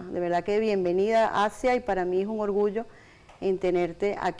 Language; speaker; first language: Spanish; native; Spanish